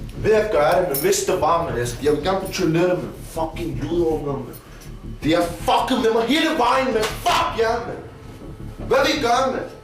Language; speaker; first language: Danish; early bilingual, other home language; Turkish